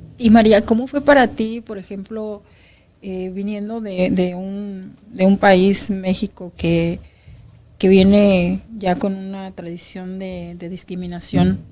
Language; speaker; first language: Spanish; native; Spanish